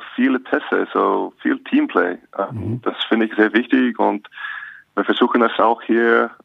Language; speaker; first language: German; non-native, learner; English